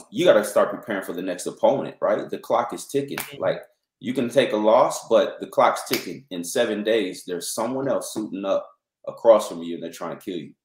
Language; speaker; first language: English; native; English